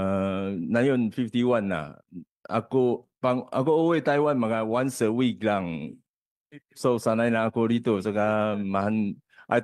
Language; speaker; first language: Filipino; non-native, learner; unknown